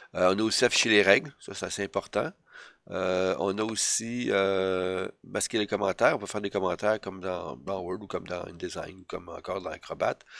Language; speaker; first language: French; native; French